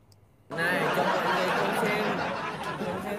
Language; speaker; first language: Vietnamese; native; Vietnamese